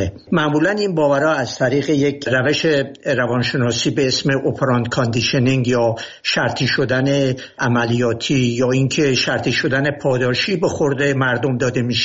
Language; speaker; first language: Persian; native; Persian